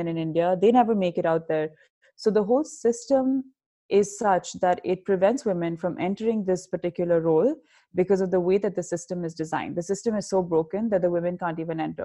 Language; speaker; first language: English; non-native, local second language; Hindi